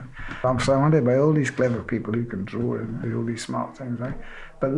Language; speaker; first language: English; native; English